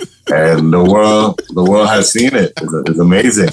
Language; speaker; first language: English; non-native, fluent; Spanish